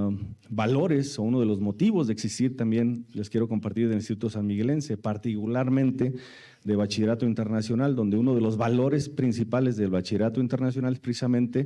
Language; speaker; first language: Spanish; native; Spanish